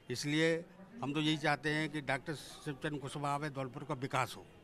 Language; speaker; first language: Hindi; native; Hindi